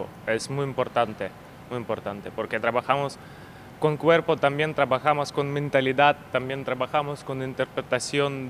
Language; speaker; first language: Spanish; non-native, learner; Ukrainian